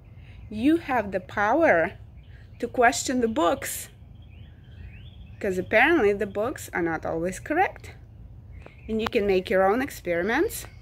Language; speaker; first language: English; non-native, fluent; Russian